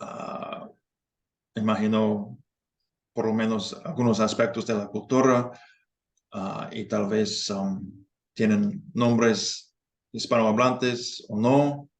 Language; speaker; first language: Spanish; non-native, fluent; English